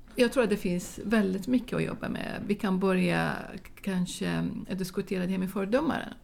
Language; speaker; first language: Swedish; non-native, fluent; Arabic